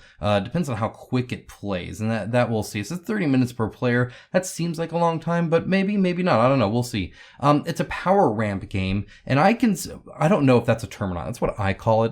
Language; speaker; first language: English; native; English